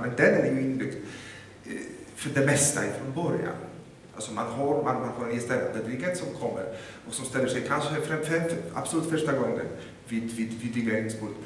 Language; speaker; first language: Swedish; non-native, fluent; Polish